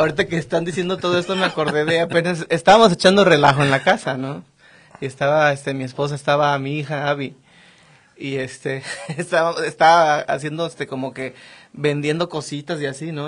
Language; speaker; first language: Spanish; native; Spanish